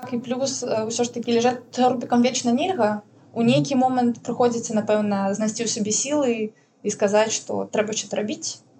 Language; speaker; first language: Belarusian; non-native, local second language; Russian